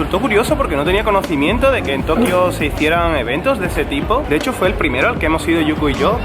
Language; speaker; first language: Spanish; native; Spanish